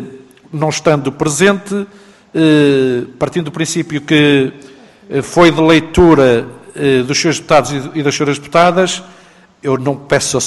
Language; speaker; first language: Portuguese; native; Portuguese